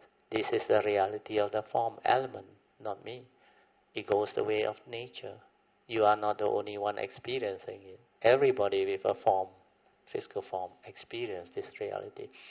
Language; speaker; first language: English; non-native, local second language; Min Nan Chinese